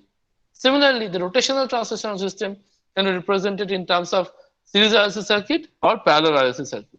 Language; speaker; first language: English; non-native, local second language; Bangla